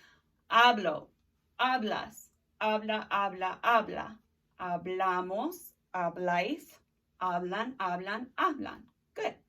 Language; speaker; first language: Spanish; non-native, fluent; English